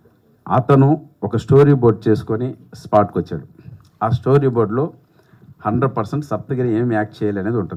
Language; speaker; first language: Telugu; native; Telugu